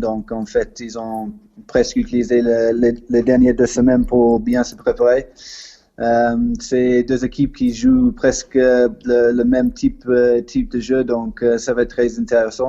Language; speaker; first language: French; non-native, fluent; English